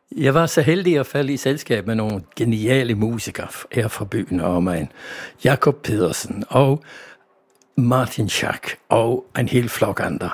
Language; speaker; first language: Danish; non-native, fluent; English